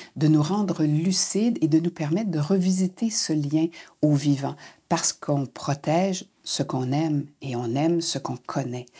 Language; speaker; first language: French; native; French